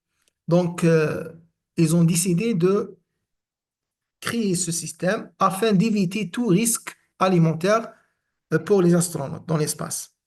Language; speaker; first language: French; non-native, local second language; Arabic